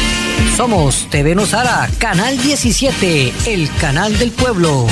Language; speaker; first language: Spanish; native; Spanish